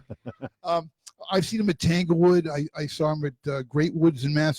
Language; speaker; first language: English; native; English